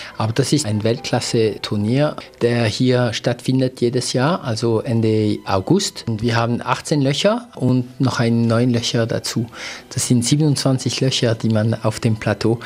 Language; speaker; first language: German; non-native, local second language; French